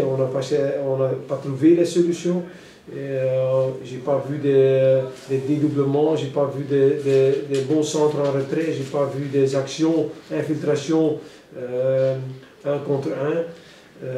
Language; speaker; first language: French; non-native, local second language; Dutch